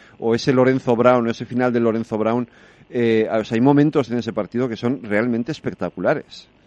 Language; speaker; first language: Spanish; native; Spanish